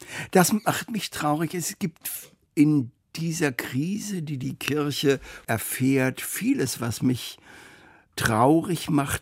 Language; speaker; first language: German; native; German